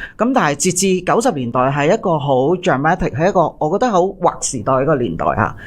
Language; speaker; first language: Cantonese; native; Cantonese